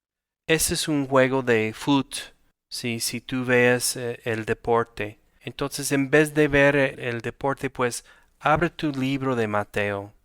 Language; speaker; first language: Spanish; non-native, fluent; English